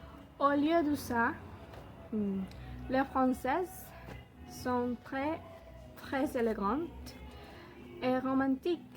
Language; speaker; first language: French; non-native, learner; Spanish